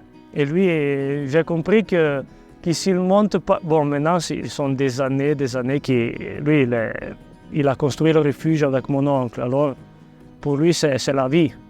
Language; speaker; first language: French; non-native, local second language; Italian